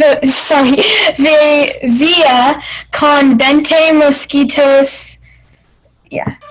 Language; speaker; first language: Spanish; non-native, learner; English